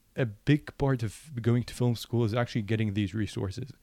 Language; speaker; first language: English; non-native, fluent; Arabic